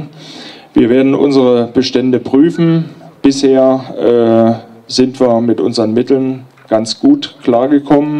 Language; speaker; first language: German; native; German